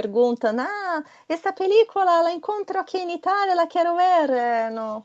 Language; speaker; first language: Spanish; non-native, fluent; Portuguese